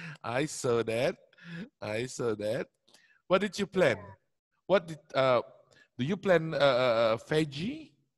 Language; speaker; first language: English; non-native, fluent; Indonesian